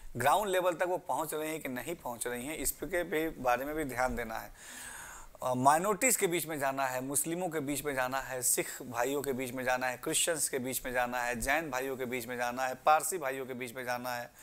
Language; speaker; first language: Hindi; native; Hindi